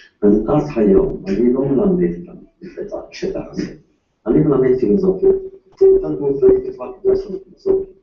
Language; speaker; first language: Hebrew; non-native, fluent; Yiddish